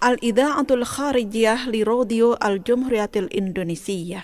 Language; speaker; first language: Arabic; non-native, fluent; Indonesian